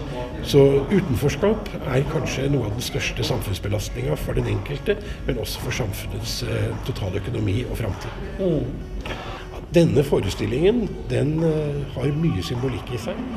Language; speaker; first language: Norwegian; native; Norwegian